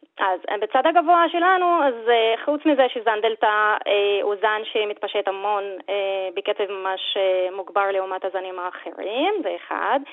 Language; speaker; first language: Hebrew; non-native, local second language; Arabic